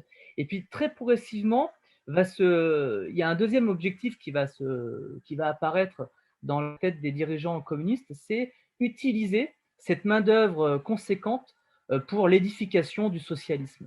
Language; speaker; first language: French; native; French